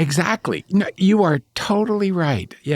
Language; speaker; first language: English; native; English